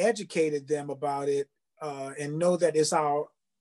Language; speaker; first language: English; native; English